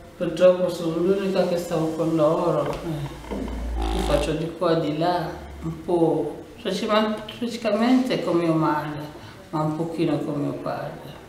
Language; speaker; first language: Italian; non-native, learner; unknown